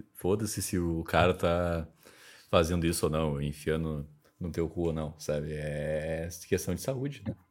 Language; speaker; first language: Portuguese; native; Portuguese